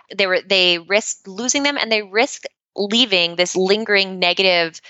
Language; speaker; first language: English; native; English